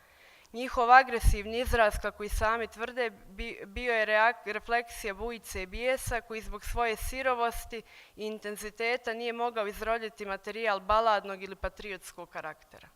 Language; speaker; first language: Bosnian; native; Bosnian